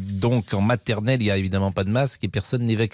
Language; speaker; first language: French; native; French